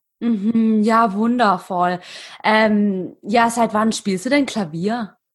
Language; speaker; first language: German; native; German